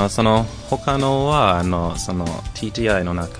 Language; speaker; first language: Japanese; non-native, fluent; English